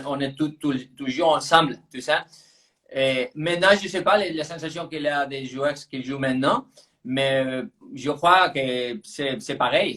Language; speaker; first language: French; non-native, fluent; Spanish